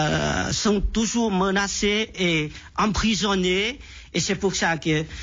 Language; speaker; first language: French; non-native, fluent; Vietnamese